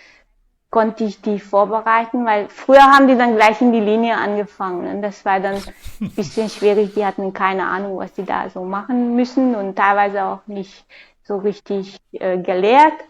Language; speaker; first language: German; non-native, fluent; Hungarian